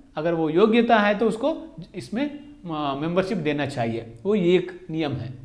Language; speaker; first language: Hindi; non-native, local second language; Telugu